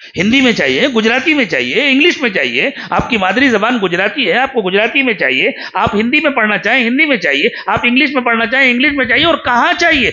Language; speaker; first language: Urdu; native; Urdu